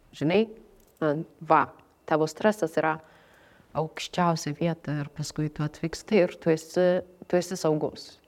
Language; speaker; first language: Lithuanian; non-native, fluent; Amharic